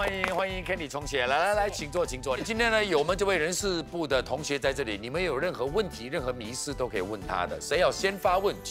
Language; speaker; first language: Chinese; native; Chinese